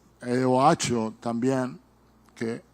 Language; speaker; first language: Portuguese; non-native, learner; Italian